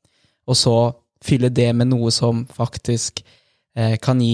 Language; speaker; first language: Norwegian; native; Norwegian